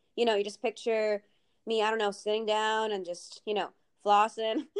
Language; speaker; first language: English; early bilingual, other home language; Italian